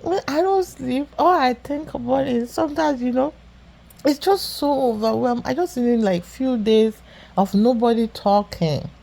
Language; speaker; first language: English; non-native, local second language; Yoruba